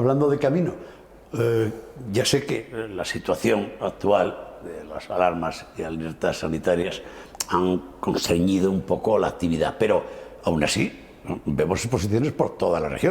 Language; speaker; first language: Spanish; native; Spanish